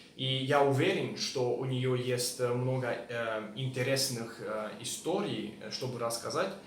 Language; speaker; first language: Russian; non-native, learner; Hungarian